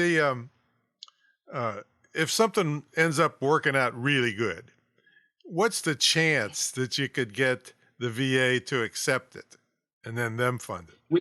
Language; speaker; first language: English; native; English